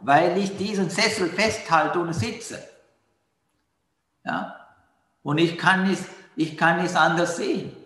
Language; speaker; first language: German; non-native, fluent; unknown